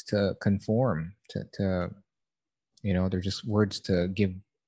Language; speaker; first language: English; non-native, local second language; Filipino